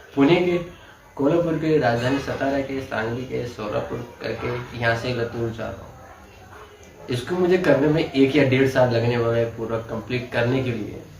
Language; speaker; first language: Hindi; native; Hindi